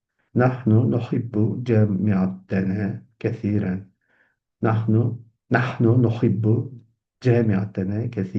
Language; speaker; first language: Arabic; non-native, fluent; Uzbek